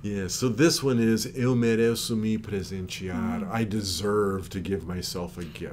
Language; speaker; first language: English; native; English